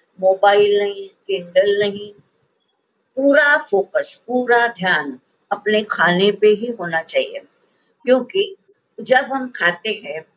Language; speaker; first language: Hindi; non-native, local second language; Marathi